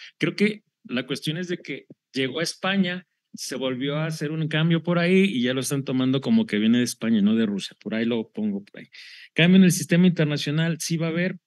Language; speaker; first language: Spanish; native; Spanish